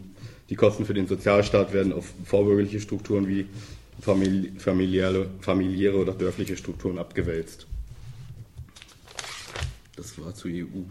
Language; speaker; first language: German; native; German